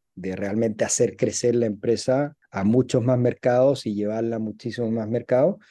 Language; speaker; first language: Spanish; native; Spanish